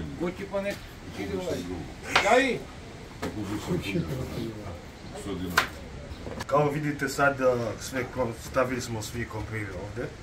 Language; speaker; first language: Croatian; non-native, learner; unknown